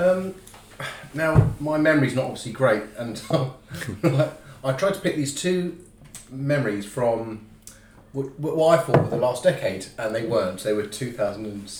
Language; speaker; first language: English; native; English